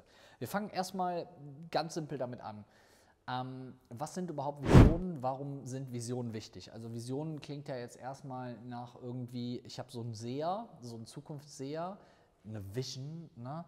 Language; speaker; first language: German; native; German